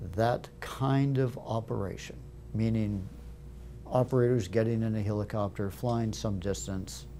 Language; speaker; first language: English; native; English